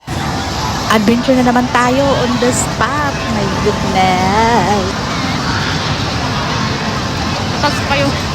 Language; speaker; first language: Filipino; native; Filipino